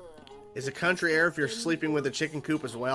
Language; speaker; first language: English; native; English